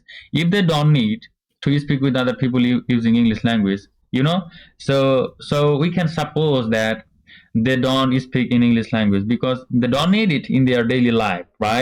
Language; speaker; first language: English; non-native, learner; Bangla